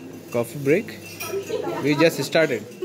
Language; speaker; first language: English; non-native, local second language; Hindi